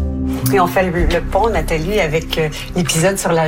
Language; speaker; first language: French; native; French